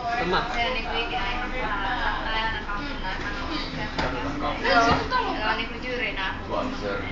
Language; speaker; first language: Finnish; native; Finnish